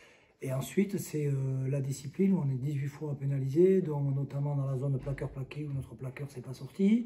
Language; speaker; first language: French; native; French